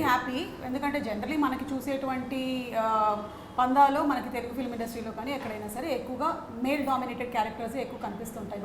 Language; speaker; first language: Telugu; native; Telugu